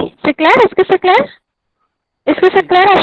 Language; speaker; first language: French; non-native, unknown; Bangla